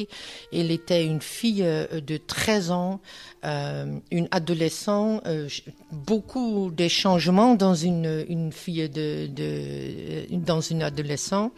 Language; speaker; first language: French; non-native, learner; Dutch